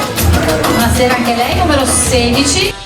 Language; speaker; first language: Italian; native; Italian